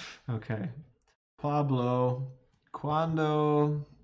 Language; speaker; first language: Spanish; non-native, learner; English